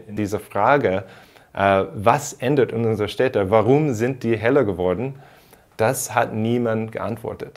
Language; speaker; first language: German; non-native, fluent; English